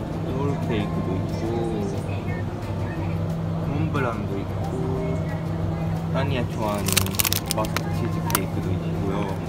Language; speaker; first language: Korean; non-native, fluent; Japanese